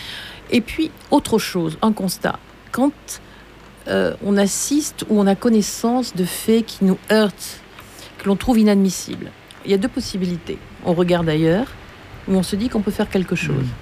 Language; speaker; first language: French; native; French